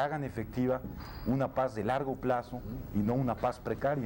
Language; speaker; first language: Spanish; native; Spanish